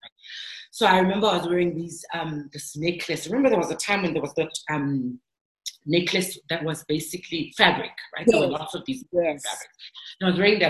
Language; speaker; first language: English; non-native, local second language; Zulu